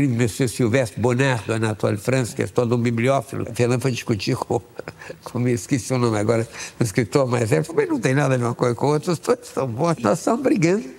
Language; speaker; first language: Portuguese; native; Portuguese